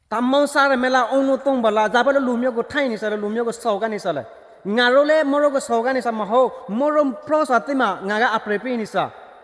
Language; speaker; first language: Burmese; native; Burmese